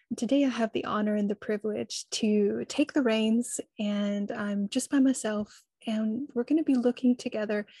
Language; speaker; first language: English; native; English